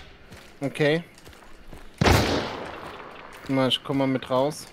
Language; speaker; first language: German; native; German